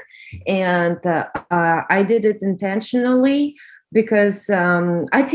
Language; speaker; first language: English; non-native, fluent; Russian